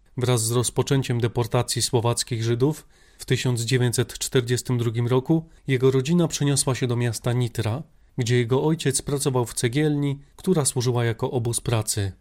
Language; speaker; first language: Polish; native; Polish